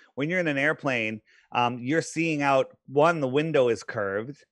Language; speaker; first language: English; native; English